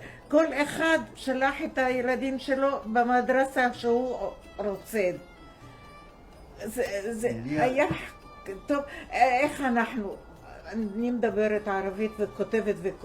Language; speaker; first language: Hebrew; non-native, fluent; Arabic